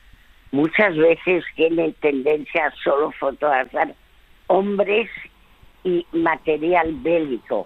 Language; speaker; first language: Spanish; early bilingual, other home language; French